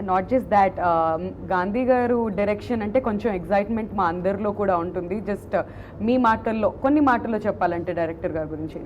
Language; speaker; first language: Telugu; native; Telugu